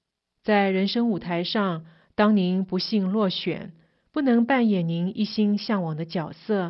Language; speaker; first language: Chinese; native; Chinese